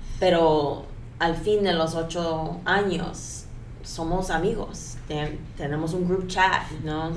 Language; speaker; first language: Spanish; early bilingual, heritage; Spanish